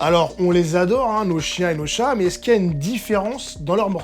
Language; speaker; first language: French; native; French